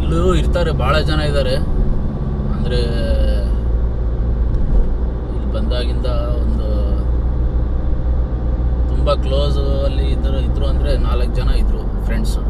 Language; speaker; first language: Kannada; non-native, local second language; Urdu